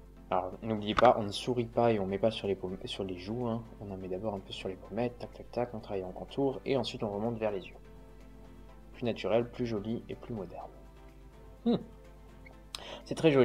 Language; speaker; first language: French; native; French